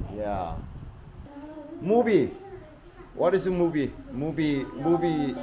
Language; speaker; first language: English; non-native, learner; Korean